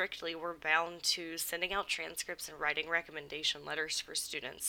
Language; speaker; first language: English; native; English